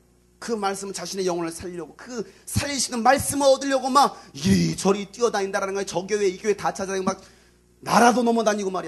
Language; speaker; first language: Korean; native; Korean